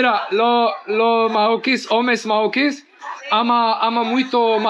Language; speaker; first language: Portuguese; non-native, learner; Arabic